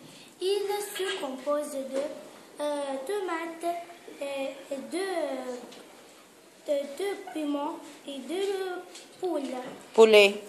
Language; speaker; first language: French; non-native, learner; Arabic